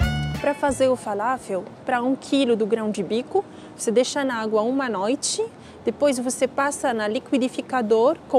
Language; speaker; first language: Portuguese; non-native, learner; Arabic